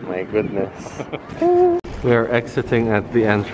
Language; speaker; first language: English; non-native, local second language; Filipino